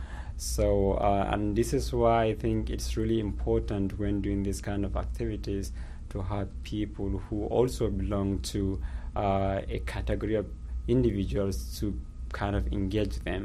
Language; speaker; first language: English; non-native, local second language; Hausa